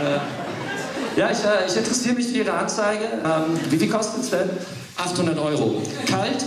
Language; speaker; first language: German; early bilingual, other home language; English